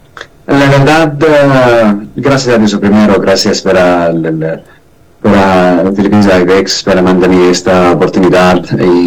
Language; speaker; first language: Spanish; non-native, learner; Arabic